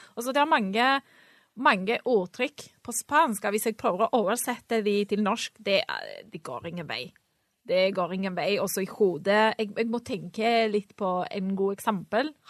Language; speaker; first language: Norwegian; non-native, fluent; Spanish